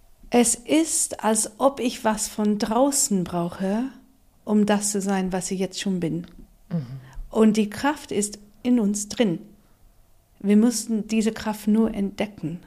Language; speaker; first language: German; non-native, fluent; English